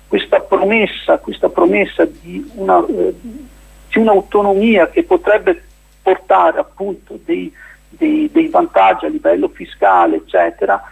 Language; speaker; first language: Italian; native; Italian